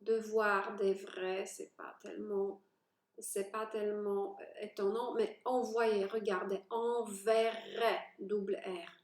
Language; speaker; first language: French; non-native, fluent; Polish